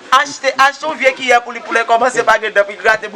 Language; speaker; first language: Haitian Creole; native; Haitian Creole